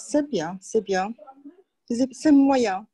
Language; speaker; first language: French; non-native, learner; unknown